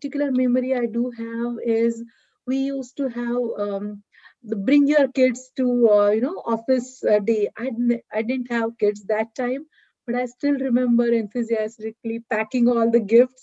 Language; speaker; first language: English; non-native, local second language; Marathi